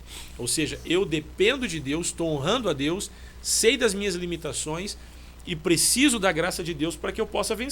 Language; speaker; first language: Portuguese; native; Portuguese